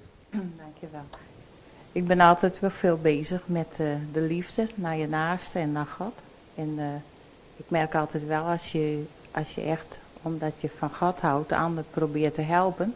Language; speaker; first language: Dutch; native; Dutch